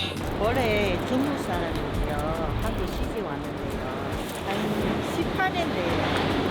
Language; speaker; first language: Korean; non-native, learner; Chinese